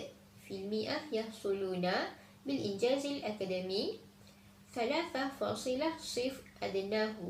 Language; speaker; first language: Arabic; non-native, learner; Malay